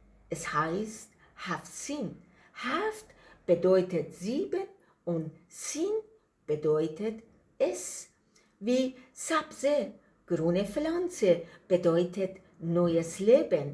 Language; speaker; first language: German; non-native, learner; Persian